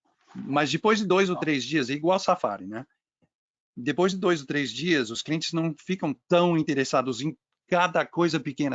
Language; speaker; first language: Portuguese; non-native, fluent; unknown